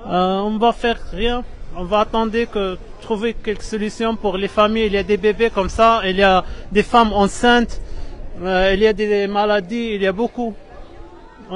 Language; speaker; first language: French; non-native, learner; Arabic